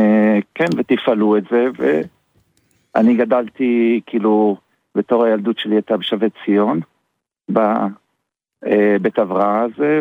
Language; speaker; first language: Hebrew; early bilingual, other home language; German